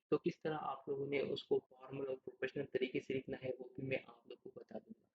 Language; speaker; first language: Urdu; non-native, local second language; Pashto